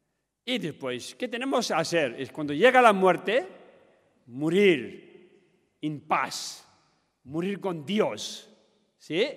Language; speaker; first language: Spanish; non-native, learner; Tibetan